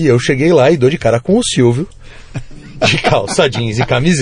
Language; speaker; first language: Portuguese; native; Portuguese